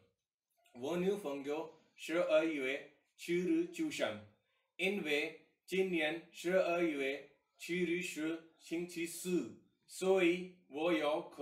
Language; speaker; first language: Chinese; non-native, learner; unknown